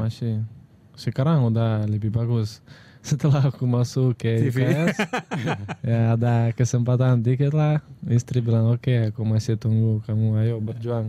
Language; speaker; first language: Indonesian; non-native, fluent; Russian